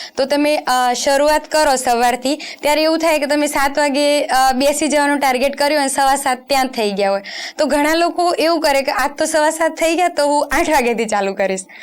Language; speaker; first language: Gujarati; non-native, local second language; Rajasthani